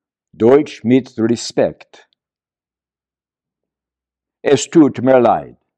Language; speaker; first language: German; non-native, learner; English